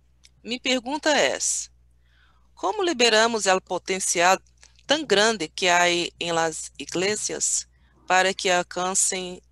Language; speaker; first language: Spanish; non-native, learner; Portuguese